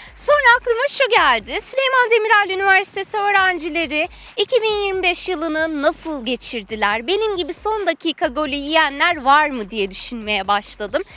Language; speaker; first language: Turkish; native; Turkish